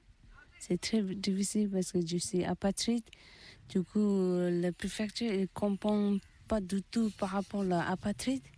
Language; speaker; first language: French; non-native, learner; Tibetan